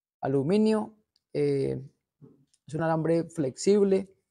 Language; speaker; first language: Spanish; native; Spanish